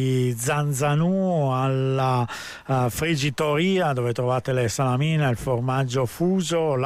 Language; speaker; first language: Italian; native; Italian